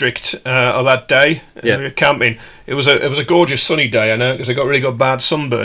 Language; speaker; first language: English; native; English